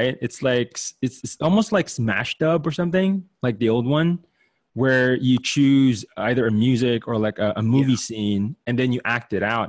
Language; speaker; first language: English; non-native, local second language; Filipino